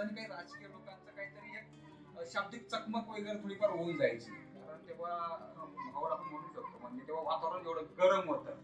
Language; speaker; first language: Marathi; native; Marathi